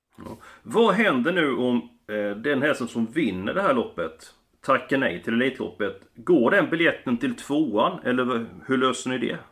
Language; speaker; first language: Swedish; native; Swedish